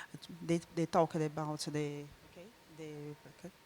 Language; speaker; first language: English; non-native, learner; Portuguese